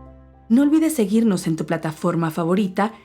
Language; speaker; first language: Spanish; native; Spanish